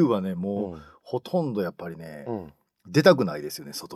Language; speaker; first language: Japanese; native; Japanese